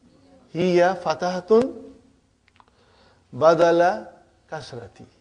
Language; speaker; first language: Arabic; non-native, learner; Urdu